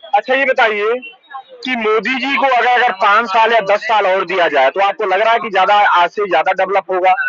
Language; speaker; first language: Hindi; native; Hindi